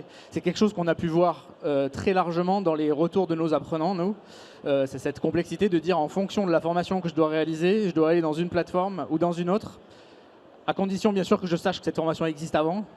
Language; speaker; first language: French; native; French